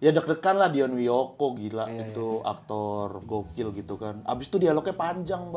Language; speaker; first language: Indonesian; native; Indonesian